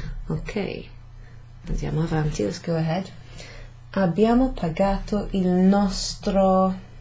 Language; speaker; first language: Italian; non-native, fluent; English